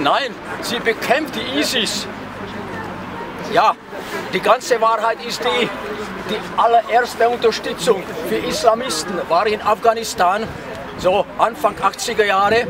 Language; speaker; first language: German; non-native, fluent; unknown